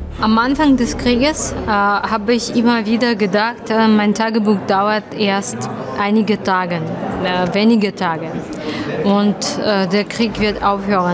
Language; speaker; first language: German; non-native, fluent; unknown